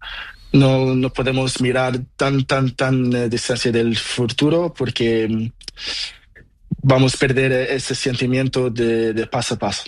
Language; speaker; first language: Spanish; non-native, learner; Portuguese